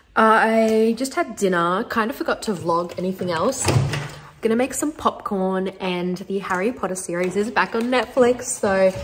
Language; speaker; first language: English; native; English